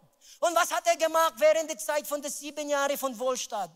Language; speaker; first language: German; non-native, learner; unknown